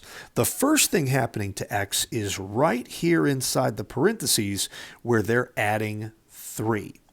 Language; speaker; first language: English; native; English